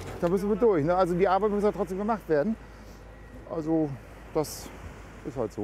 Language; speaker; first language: German; native; German